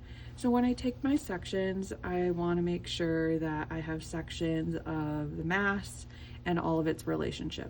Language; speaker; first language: English; native; English